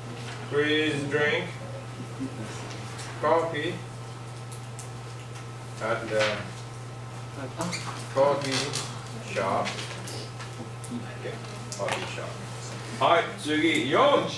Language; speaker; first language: English; non-native, fluent; Japanese